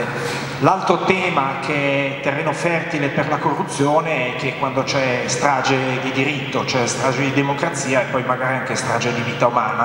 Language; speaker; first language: Italian; native; Italian